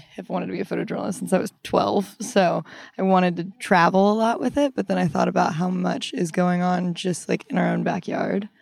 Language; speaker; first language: English; native; English